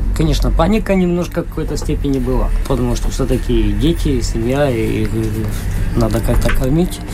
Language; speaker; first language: Russian; non-native, local second language; Ukrainian